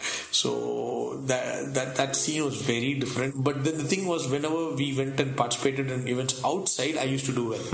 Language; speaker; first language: English; non-native, local second language; Tamil